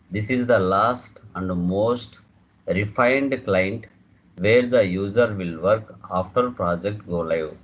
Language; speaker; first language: English; non-native, local second language; Telugu